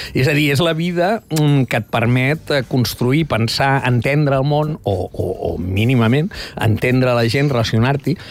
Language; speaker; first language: Catalan; native; Catalan